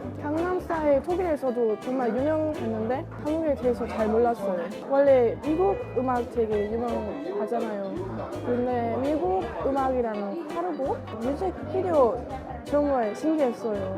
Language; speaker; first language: Korean; non-native, learner; German